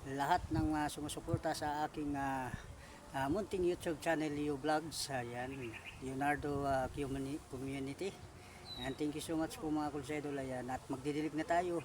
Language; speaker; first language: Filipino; non-native, local second language; Cebuano